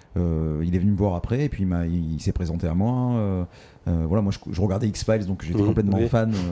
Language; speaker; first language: French; native; French